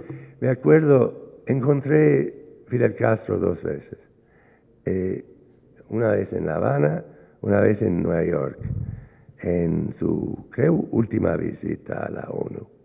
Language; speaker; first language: Spanish; non-native, fluent; English